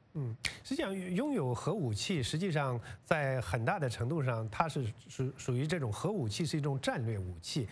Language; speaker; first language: Chinese; native; Chinese